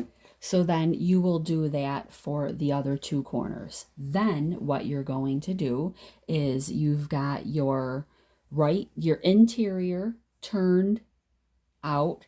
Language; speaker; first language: English; native; English